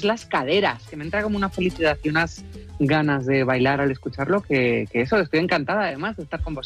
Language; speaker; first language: Spanish; native; Spanish